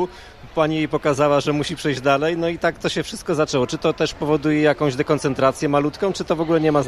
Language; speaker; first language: Polish; native; Polish